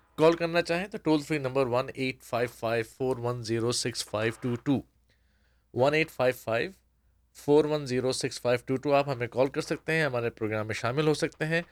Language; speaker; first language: Urdu; native; Urdu